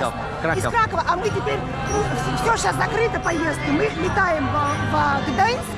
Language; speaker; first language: Russian; native; Russian